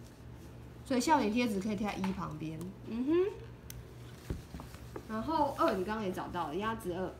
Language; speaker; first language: Chinese; native; Chinese